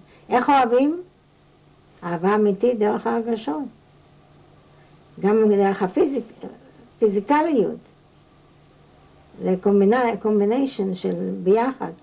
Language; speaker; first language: Hebrew; non-native, fluent; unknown